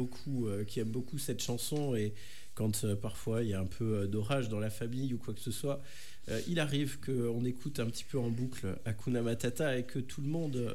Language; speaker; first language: French; native; French